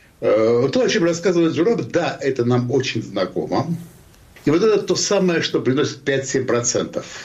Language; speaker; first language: Russian; non-native, local second language; Georgian